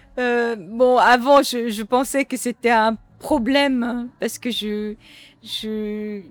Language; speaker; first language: French; non-native, fluent; Korean